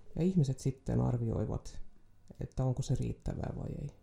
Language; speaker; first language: Finnish; non-native, local second language; Swedish